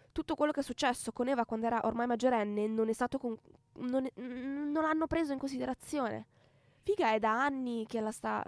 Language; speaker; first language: Italian; native; Italian